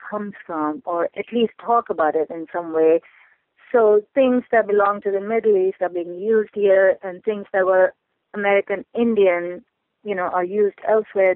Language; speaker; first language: English; non-native, local second language; Urdu